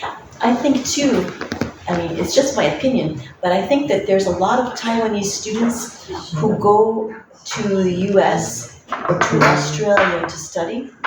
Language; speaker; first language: English; non-native, fluent; Spanish